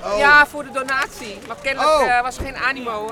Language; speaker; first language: Dutch; native; Dutch